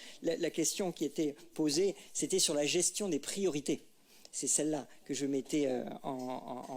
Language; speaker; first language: French; native; French